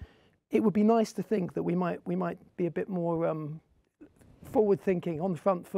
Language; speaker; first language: English; native; English